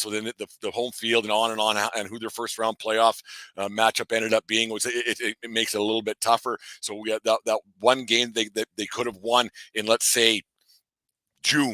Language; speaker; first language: English; native; English